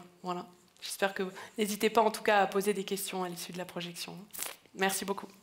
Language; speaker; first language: French; native; French